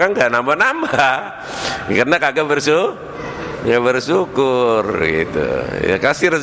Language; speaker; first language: Indonesian; native; Indonesian